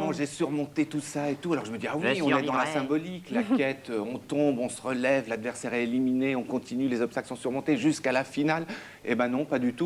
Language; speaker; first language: French; native; French